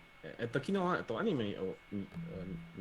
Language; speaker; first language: Japanese; non-native, learner; English